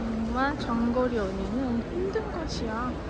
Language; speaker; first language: Korean; native; Korean